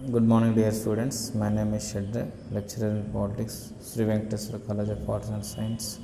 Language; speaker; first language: English; non-native, local second language; Telugu